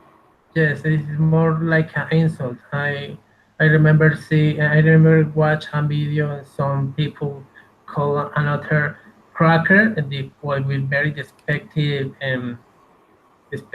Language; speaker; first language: English; non-native, learner; Spanish